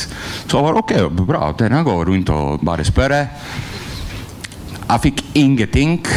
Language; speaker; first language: Norwegian; non-native, learner; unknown